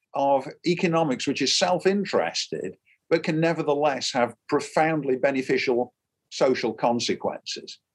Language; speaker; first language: English; native; English